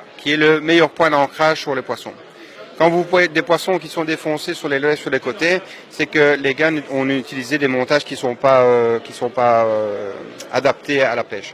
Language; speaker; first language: French; native; French